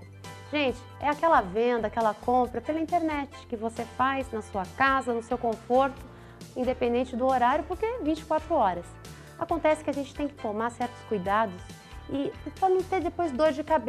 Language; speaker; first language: Portuguese; native; Portuguese